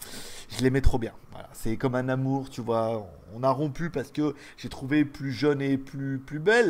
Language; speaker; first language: French; native; French